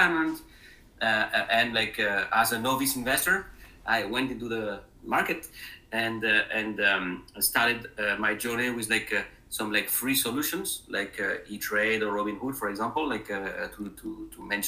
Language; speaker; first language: English; non-native, fluent; French